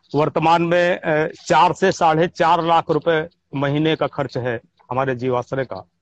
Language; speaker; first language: Hindi; native; Hindi